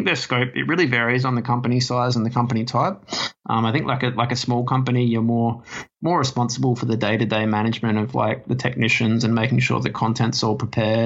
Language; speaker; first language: English; native; English